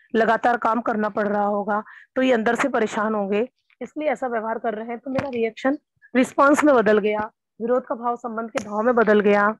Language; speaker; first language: Hindi; native; Hindi